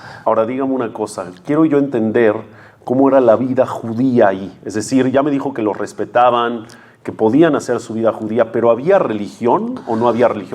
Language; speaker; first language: Spanish; native; Spanish